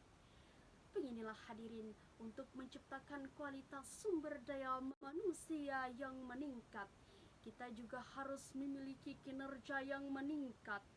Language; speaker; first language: Indonesian; native; Indonesian